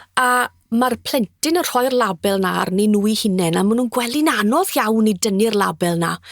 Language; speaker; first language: Welsh; native; Welsh